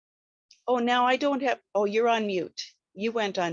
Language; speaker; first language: English; native; English